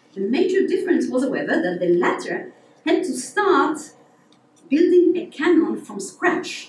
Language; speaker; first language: English; non-native, fluent; Hebrew